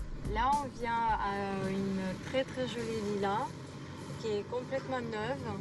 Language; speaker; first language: French; non-native, fluent; Russian